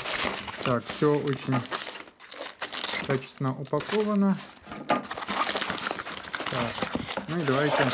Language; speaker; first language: Russian; native; Russian